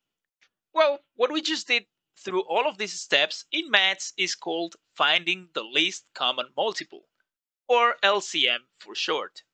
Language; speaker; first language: English; non-native, fluent; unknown